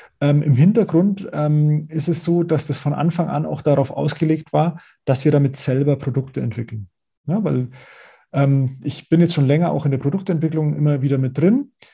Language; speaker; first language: German; native; German